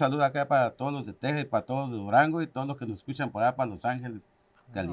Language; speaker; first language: Spanish; native; Spanish